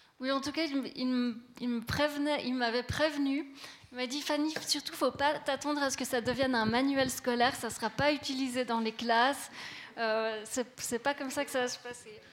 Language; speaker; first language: French; native; French